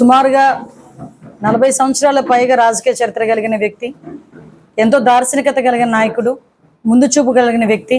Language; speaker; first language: Telugu; native; Telugu